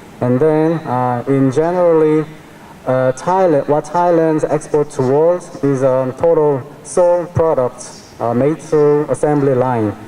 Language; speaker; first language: English; non-native, fluent; Korean